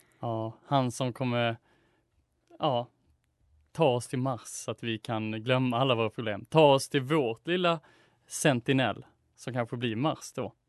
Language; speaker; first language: Swedish; native; Swedish